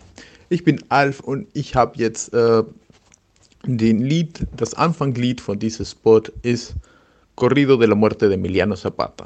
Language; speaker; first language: German; non-native, learner; Spanish